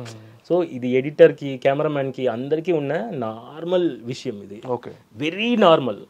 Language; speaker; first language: Telugu; non-native, local second language; Tamil